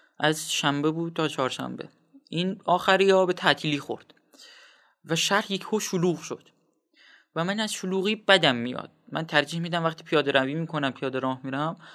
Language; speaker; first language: Persian; non-native, local second language; Azerbaijani